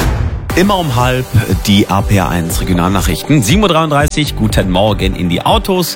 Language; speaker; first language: German; native; German